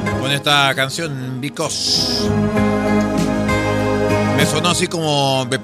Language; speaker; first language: Spanish; native; Spanish